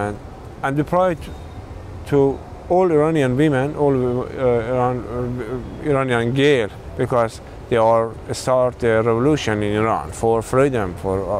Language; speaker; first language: English; non-native, learner; Persian